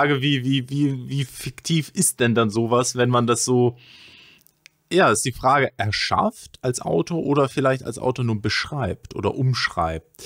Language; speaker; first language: German; native; German